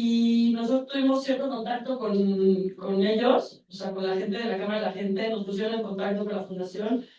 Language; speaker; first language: Spanish; native; Spanish